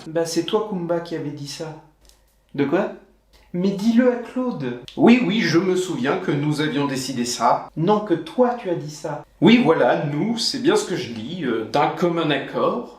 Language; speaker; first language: French; native; French